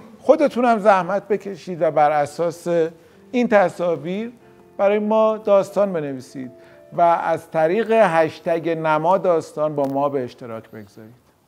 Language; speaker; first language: Persian; native; Persian